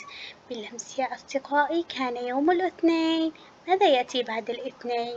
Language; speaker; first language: Arabic; native; Arabic